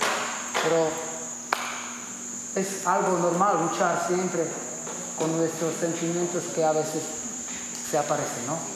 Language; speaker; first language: Spanish; non-native, fluent; Slovak